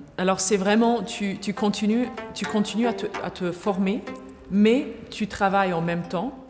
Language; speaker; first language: French; non-native, fluent; Arabic